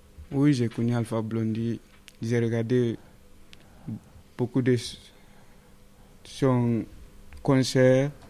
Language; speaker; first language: French; non-native, learner; Fula